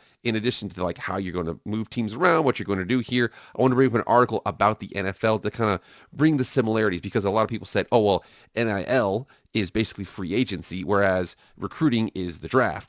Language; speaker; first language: English; native; English